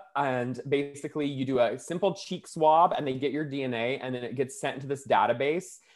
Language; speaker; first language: English; native; English